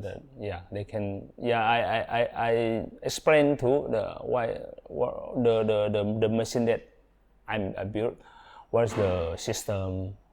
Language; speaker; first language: English; non-native, learner; Indonesian